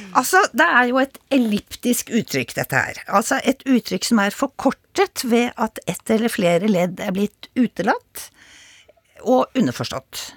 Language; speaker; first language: Norwegian; native; Norwegian